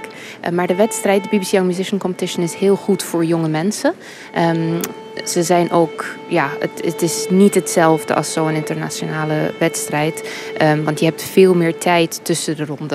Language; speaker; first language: Dutch; early bilingual, heritage; English